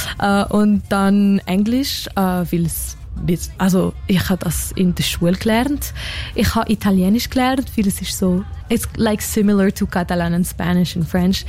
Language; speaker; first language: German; non-native, local second language; French